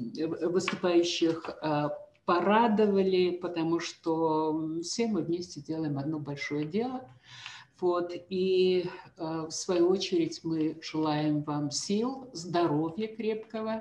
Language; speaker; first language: Russian; native; Russian